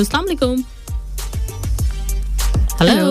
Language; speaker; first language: Hindi; native; Hindi